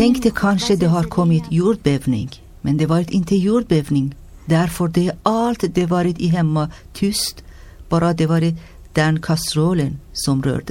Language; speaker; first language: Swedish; non-native, learner; Persian